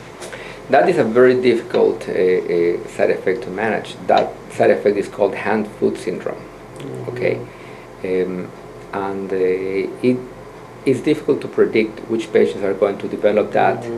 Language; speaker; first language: English; non-native, fluent; Spanish